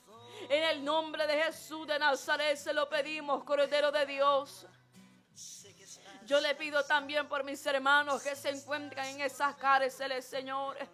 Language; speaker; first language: Spanish; native; Spanish